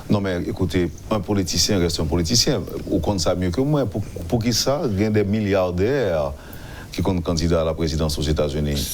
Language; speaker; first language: French; non-native, local second language; Haitian Creole